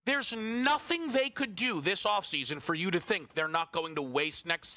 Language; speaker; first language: English; native; English